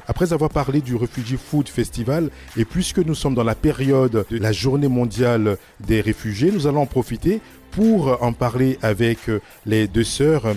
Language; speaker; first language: French; native; French